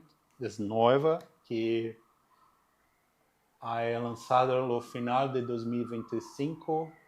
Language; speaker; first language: Spanish; non-native, learner; Portuguese